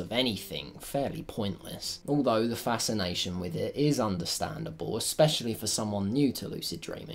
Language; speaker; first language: English; native; English